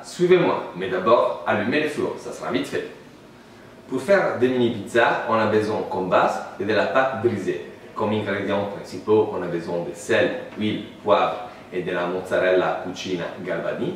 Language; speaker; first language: French; non-native, fluent; Italian